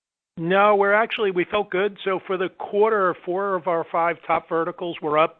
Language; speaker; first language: English; native; English